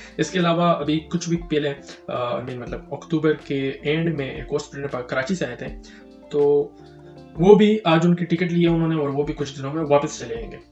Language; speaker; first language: Urdu; native; Urdu